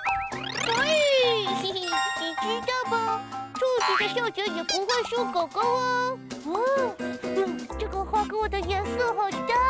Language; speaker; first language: Chinese; native; Chinese